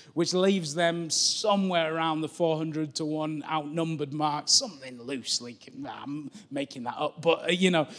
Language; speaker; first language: English; native; English